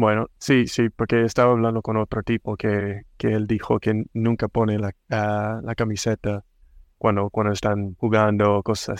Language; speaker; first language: Spanish; non-native, fluent; English